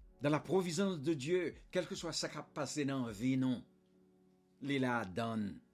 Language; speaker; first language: French; non-native, local second language; Haitian Creole